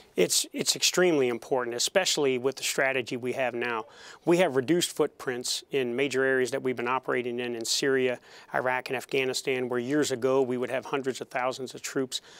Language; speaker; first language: English; native; English